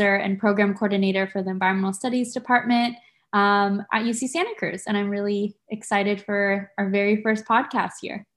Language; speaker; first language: English; native; English